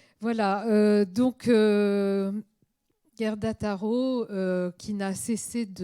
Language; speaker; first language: French; native; French